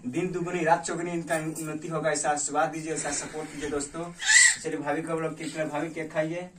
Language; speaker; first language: Hindi; native; Hindi